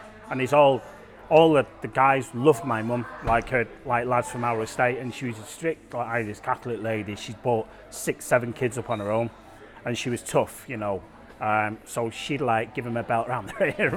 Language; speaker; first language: English; native; English